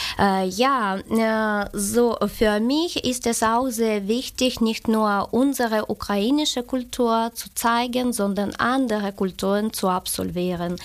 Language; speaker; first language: German; non-native, fluent; Ukrainian